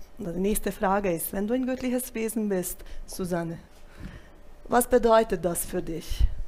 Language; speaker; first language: German; non-native, fluent; Italian